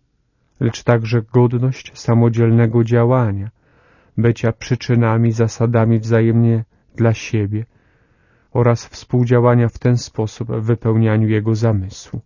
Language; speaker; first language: Polish; native; Polish